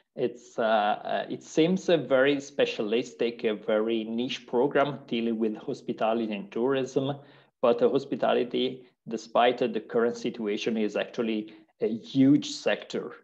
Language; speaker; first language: English; non-native, fluent; Italian